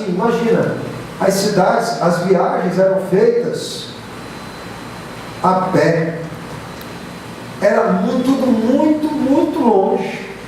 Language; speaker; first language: Portuguese; native; Portuguese